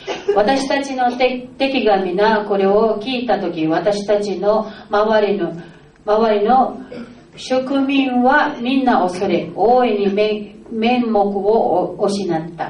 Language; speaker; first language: Japanese; non-native, fluent; Filipino